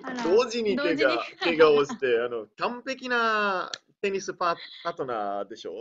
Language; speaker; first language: Japanese; non-native, learner; Italian